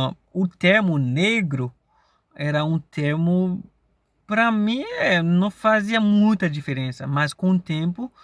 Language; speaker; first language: Portuguese; non-native, fluent; Haitian Creole